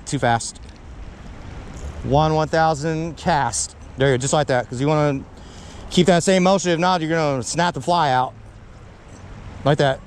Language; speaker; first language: English; native; English